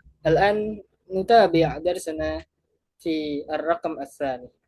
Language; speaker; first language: Arabic; non-native, fluent; Indonesian